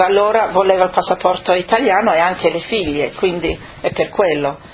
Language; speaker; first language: Italian; early bilingual, other home language; Friulian